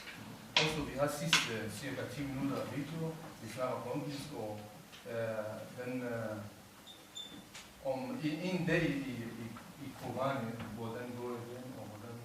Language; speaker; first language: Danish; non-native, learner; Kurdish